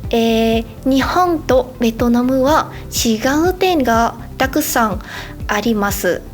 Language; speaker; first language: Japanese; non-native, learner; Vietnamese